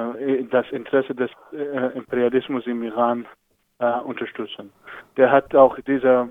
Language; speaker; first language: German; non-native, fluent; Persian